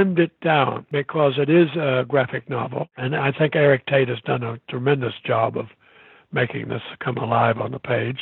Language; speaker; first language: English; native; English